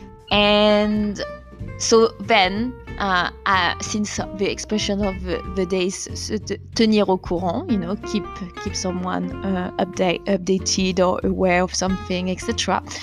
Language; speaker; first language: English; non-native, fluent; French